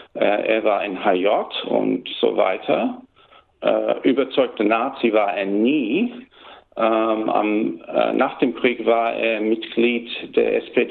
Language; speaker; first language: German; early bilingual, heritage; German